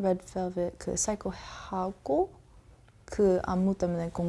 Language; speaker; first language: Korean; non-native, learner; English